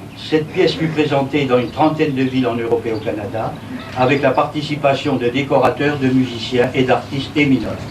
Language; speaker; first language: French; native; French